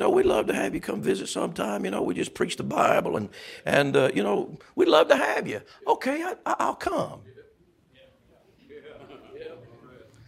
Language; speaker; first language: English; native; English